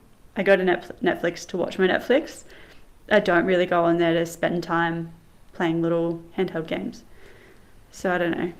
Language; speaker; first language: English; native; English